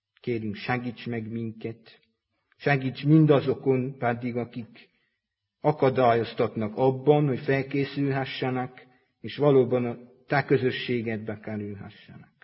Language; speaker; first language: Hungarian; native; Hungarian